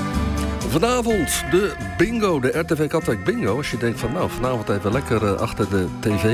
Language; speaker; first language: Dutch; native; Dutch